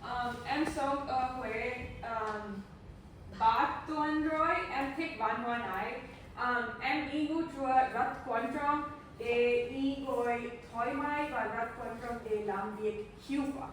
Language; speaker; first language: Vietnamese; non-native, learner; English